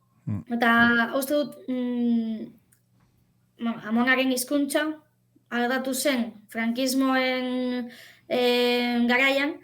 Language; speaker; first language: Basque; non-native, fluent; Catalan